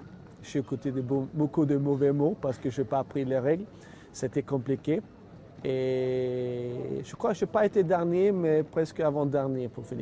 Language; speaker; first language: French; non-native, fluent; Swedish